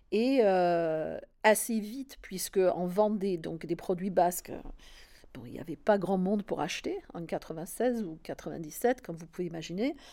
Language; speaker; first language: French; non-native, fluent; English